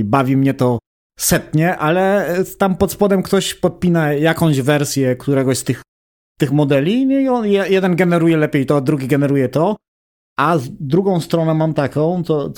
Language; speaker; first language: Polish; native; Polish